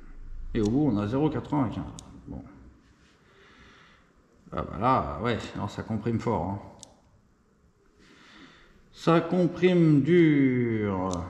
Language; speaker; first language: French; native; French